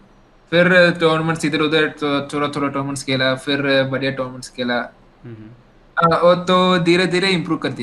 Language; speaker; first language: Hindi; non-native, local second language; Tamil